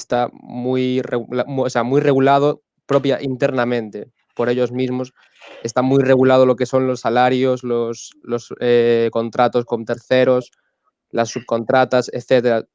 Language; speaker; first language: Spanish; native; Spanish